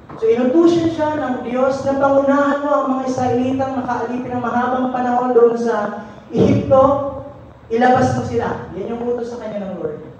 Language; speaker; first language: Filipino; non-native, local second language; Cebuano